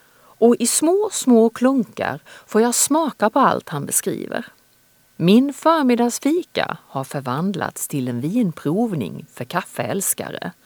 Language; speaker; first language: Swedish; native; Swedish